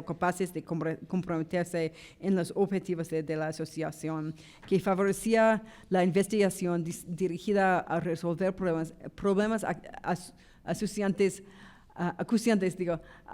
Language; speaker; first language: Spanish; non-native, fluent; English